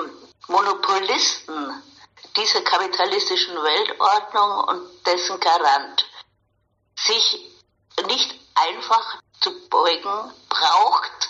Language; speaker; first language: German; native; German